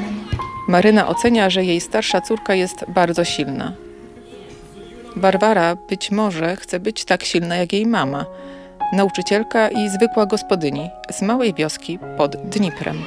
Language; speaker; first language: Polish; native; Polish